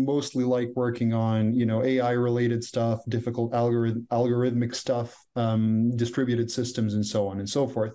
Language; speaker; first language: English; non-native, fluent; Croatian